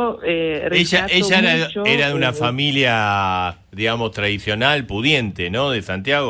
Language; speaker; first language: Spanish; native; Spanish